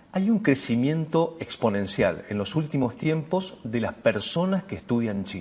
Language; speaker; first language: Spanish; native; Spanish